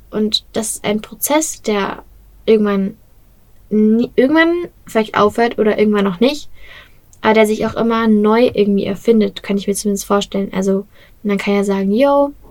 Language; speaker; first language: German; native; German